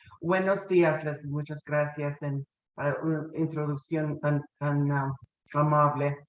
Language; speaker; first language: Spanish; non-native, fluent; English